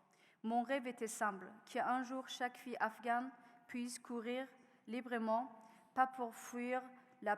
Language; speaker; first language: French; non-native, learner; Persian